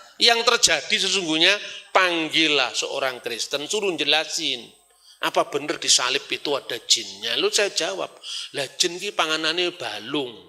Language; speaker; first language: Indonesian; non-native, local second language; Javanese